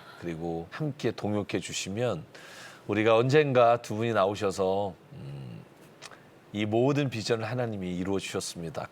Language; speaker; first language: Korean; native; Korean